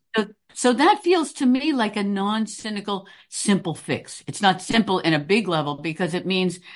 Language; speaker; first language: English; native; English